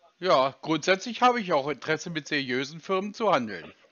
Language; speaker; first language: German; native; German